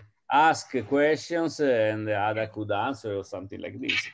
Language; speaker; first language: English; non-native, fluent; Italian